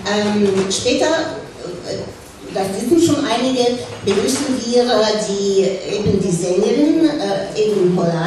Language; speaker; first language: German; non-native, fluent; Russian